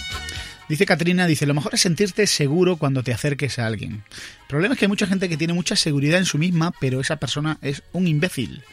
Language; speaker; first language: Spanish; native; Spanish